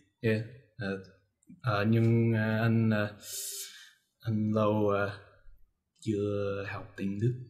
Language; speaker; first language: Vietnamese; non-native, learner; English